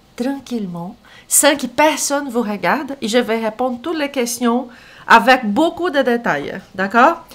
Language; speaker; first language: French; non-native, fluent; Portuguese